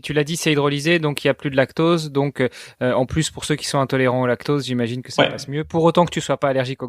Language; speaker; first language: French; native; French